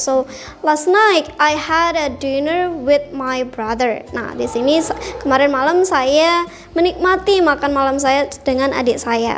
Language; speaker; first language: English; non-native, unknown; Indonesian